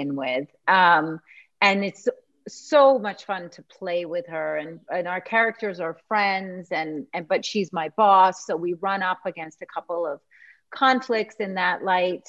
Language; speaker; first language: English; native; English